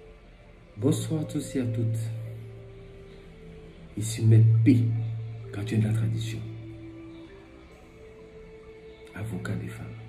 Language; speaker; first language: French; non-native, local second language; Fon